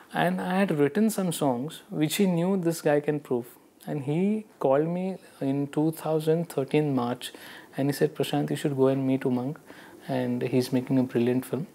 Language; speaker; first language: Hindi; non-native, local second language; Marathi